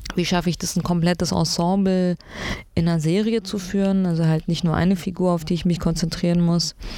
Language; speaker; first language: German; early bilingual, other home language; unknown